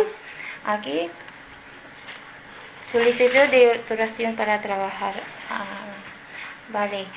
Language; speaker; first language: Spanish; non-native, learner; Filipino